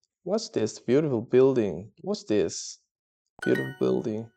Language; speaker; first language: English; non-native, learner; Korean